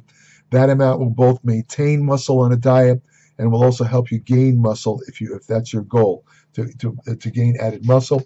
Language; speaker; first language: English; native; English